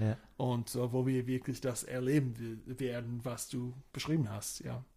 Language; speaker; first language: German; non-native, fluent; English